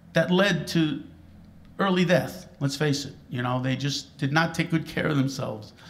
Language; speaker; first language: English; native; English